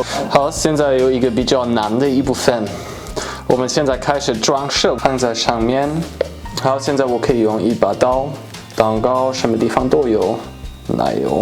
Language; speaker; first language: Chinese; non-native, fluent; German